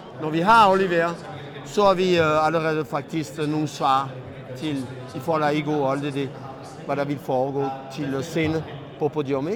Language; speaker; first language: Danish; non-native, fluent; French